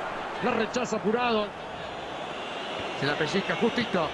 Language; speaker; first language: Spanish; native; Spanish